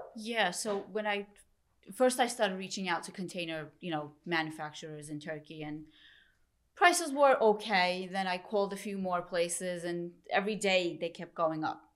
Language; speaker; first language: English; early bilingual, other home language; Turkish